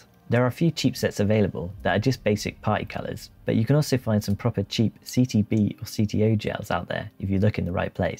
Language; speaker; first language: English; native; English